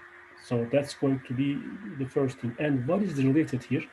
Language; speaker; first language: English; non-native, fluent; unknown